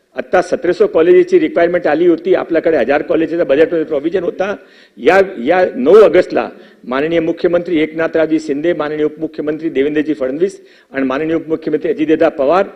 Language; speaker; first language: Marathi; non-native, local second language; Hindi